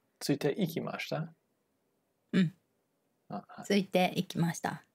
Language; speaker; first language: Japanese; non-native, learner; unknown